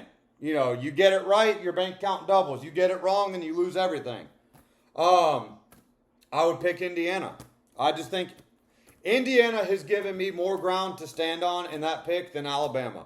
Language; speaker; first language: English; native; English